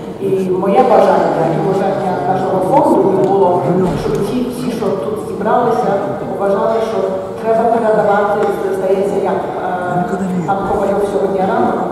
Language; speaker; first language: Ukrainian; early bilingual, heritage; Ukrainian